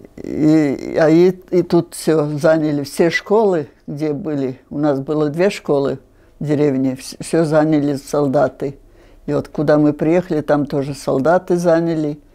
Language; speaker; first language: Russian; non-native, local second language; Finnish